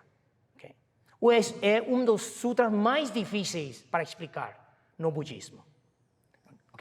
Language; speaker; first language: Portuguese; non-native, fluent; Chinese